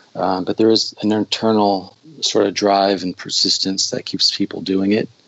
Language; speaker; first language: English; native; English